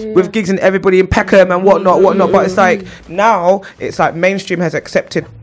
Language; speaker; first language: English; native; English